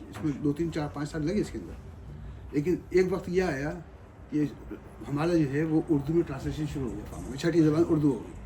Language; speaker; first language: Urdu; native; Urdu